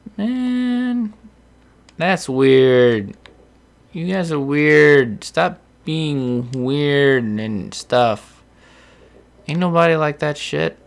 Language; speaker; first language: English; native; English